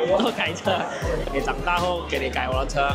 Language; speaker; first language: Chinese; native; Chinese